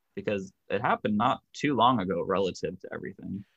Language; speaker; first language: English; native; English